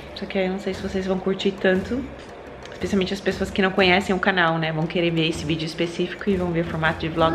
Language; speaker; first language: Portuguese; early bilingual, heritage; Portuguese